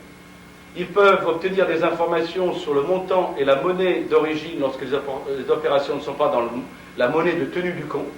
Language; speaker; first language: French; native; French